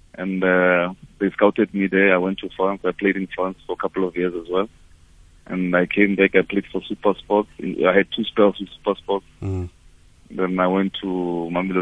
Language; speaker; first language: English; non-native, local second language; Tswana